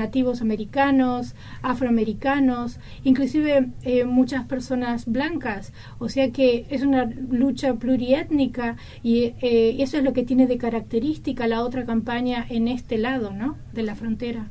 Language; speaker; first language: Spanish; native; Spanish